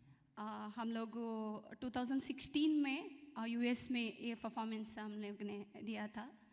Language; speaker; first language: Hindi; non-native, local second language; Kannada